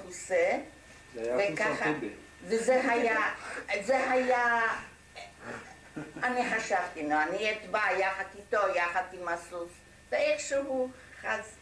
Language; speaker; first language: Hebrew; non-native, fluent; German